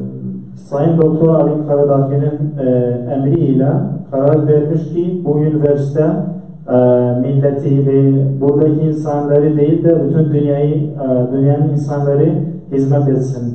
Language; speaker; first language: Turkish; non-native, fluent; Central Kurdish